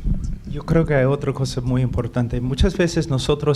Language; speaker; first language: Spanish; non-native, fluent; English